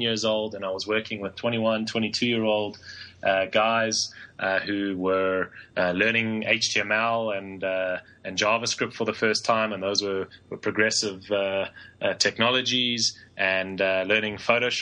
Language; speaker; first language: English; native; English